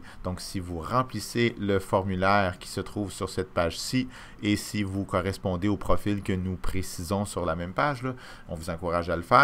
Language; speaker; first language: French; native; French